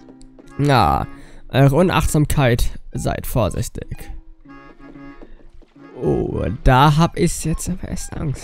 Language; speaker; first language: German; native; German